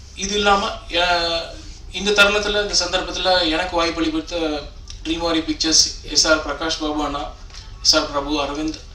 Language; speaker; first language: Tamil; native; Tamil